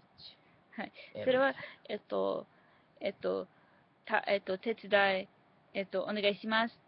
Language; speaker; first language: Japanese; non-native, learner; English